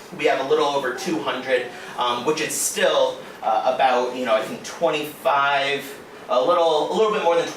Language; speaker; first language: English; native; English